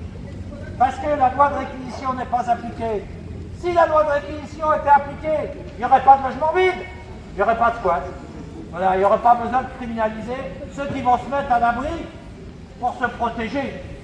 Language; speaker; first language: French; native; French